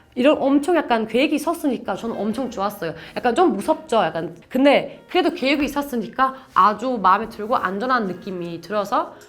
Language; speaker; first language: Korean; non-native, fluent; German